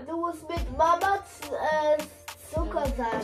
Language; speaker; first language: German; early bilingual, other home language; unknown